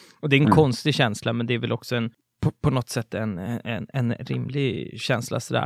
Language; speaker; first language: Swedish; native; Swedish